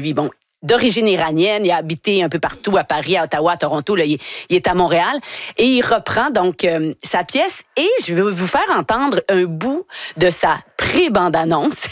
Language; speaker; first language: French; native; French